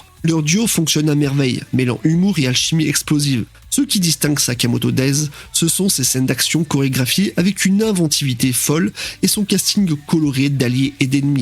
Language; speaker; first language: French; native; French